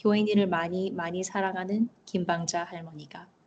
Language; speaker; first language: Korean; early bilingual, heritage; Korean